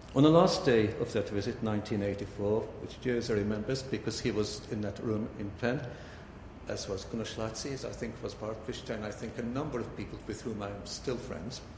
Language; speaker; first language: English; early bilingual, other home language; Hungarian